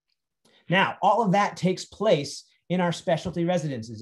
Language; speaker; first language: English; native; English